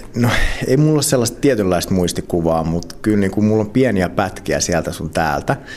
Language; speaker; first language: Finnish; non-native, local second language; Swedish